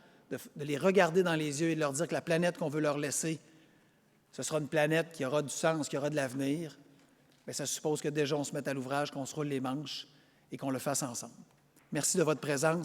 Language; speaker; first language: French; native; French